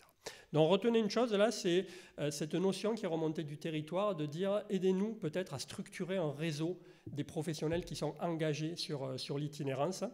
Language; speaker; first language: French; native; French